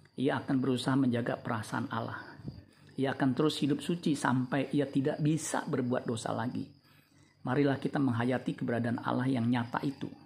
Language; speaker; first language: Indonesian; native; Indonesian